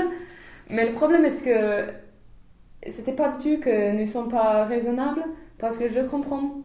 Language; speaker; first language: French; non-native, fluent; English